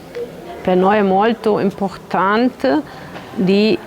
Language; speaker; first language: Italian; non-native, learner; German